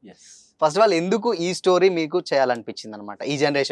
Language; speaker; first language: Telugu; native; Telugu